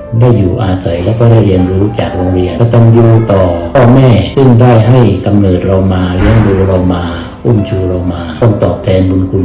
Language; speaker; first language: Thai; native; Thai